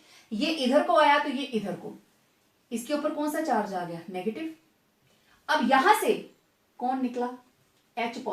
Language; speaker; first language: Hindi; native; Hindi